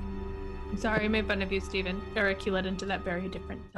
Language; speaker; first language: English; native; English